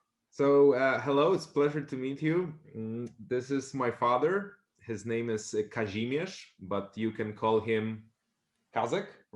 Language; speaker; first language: English; non-native, fluent; Polish